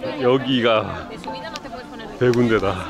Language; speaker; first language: Korean; native; Korean